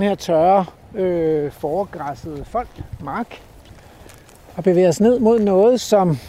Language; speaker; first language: Danish; native; Danish